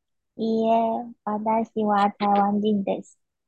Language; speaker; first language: Japanese; non-native, learner; Chinese